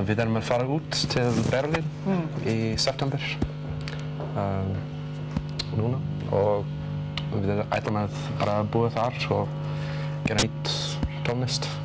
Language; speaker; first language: Icelandic; non-native, learner; English